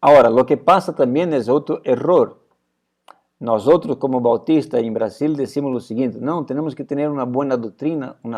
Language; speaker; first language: Spanish; non-native, fluent; Portuguese